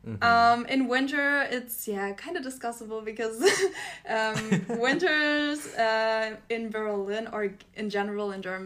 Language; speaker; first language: English; non-native, fluent; German